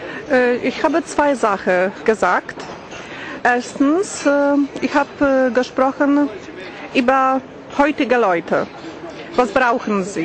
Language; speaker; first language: German; non-native, learner; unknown